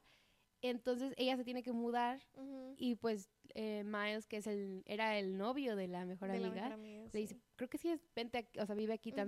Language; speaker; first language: Spanish; native; Spanish